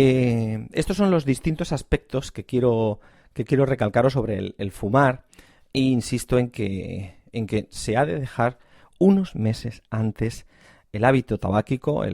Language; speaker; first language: Spanish; native; Spanish